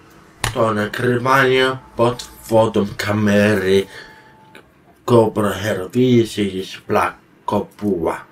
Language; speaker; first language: Polish; non-native, learner; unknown